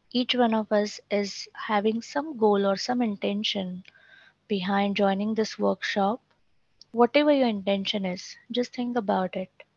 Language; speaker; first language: English; non-native, local second language; Marathi